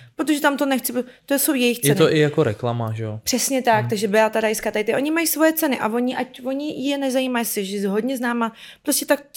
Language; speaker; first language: Czech; non-native, fluent; Ukrainian